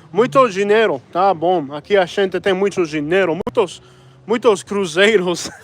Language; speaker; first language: Portuguese; non-native, learner; Spanish